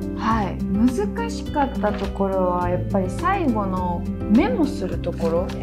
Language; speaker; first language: Japanese; native; Japanese